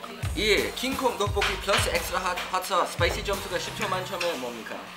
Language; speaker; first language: Korean; non-native, fluent; English